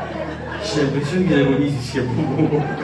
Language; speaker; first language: French; native; French